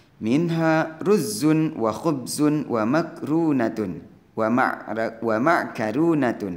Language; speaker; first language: Arabic; non-native, fluent; Indonesian